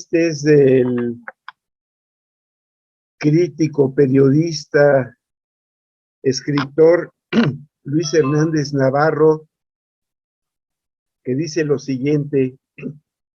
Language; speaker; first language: Spanish; native; Spanish